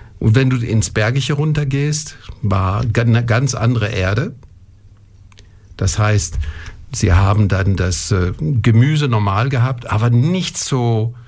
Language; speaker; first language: German; non-native, local second language; French